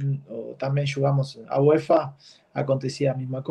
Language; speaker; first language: Portuguese; non-native, fluent; Spanish